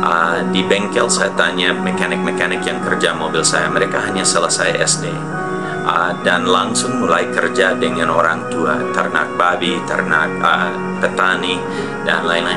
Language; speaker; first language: Indonesian; non-native, fluent; English